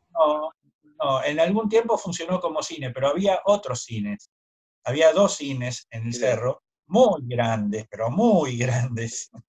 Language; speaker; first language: Spanish; native; Spanish